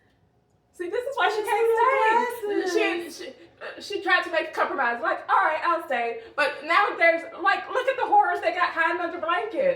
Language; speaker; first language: English; native; English